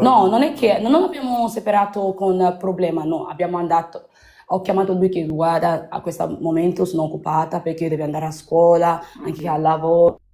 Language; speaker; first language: Italian; non-native, learner; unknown